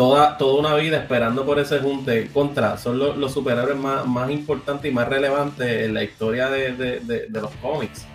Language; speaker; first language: Spanish; native; Spanish